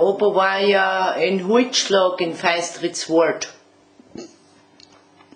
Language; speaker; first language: German; native; German